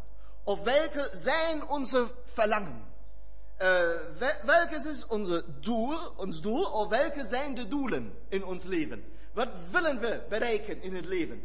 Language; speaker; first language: Dutch; non-native, fluent; German